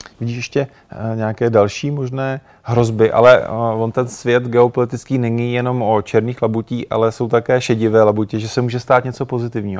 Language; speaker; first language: Czech; native; Czech